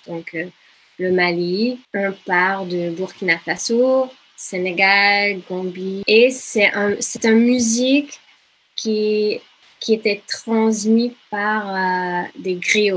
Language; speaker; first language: French; non-native, fluent; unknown